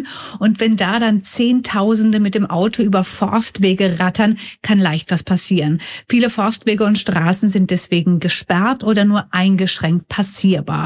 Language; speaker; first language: German; native; German